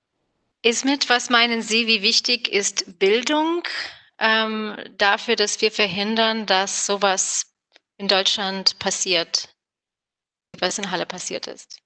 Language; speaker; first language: German; non-native, fluent; English